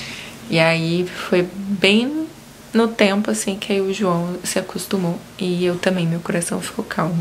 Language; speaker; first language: Portuguese; native; Portuguese